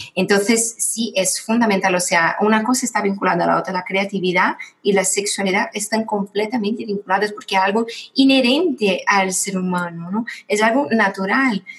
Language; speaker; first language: Spanish; non-native, fluent; Portuguese